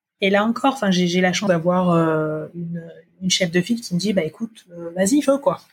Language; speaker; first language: French; native; French